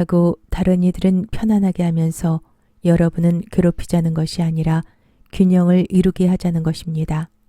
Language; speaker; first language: Korean; native; Korean